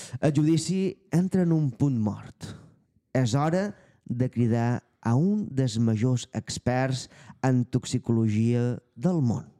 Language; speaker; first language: Catalan; native; Catalan